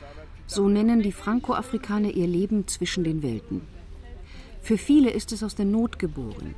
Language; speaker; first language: German; native; German